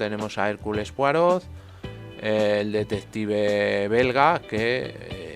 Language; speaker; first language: Spanish; native; Spanish